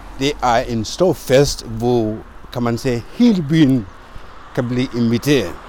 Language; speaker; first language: Danish; non-native, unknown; Mandingo